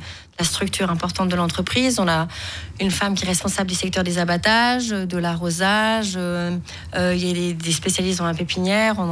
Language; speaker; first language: French; native; French